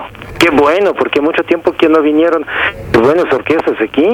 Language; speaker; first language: Spanish; non-native, fluent; Russian